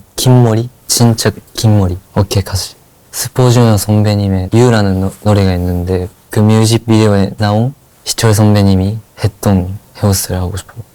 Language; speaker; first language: Korean; non-native, fluent; Japanese